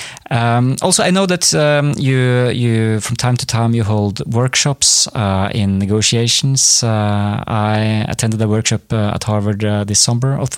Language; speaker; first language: English; non-native, fluent; Norwegian